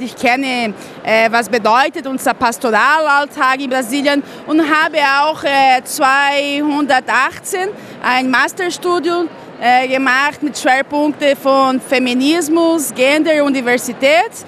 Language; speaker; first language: German; non-native, fluent; Portuguese